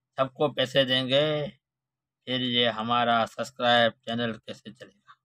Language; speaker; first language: Urdu; non-native, local second language; Sindhi